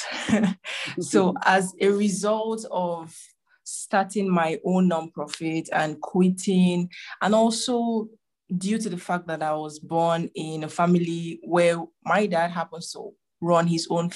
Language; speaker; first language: English; non-native, local second language; Igbo